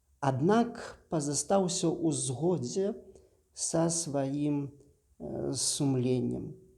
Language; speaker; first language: Belarusian; native; Belarusian